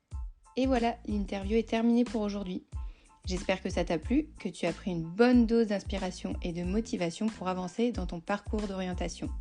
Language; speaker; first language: French; native; French